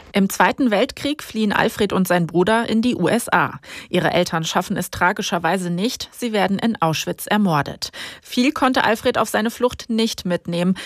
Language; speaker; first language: German; native; German